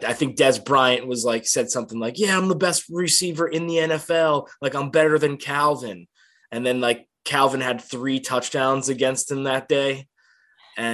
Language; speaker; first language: English; native; English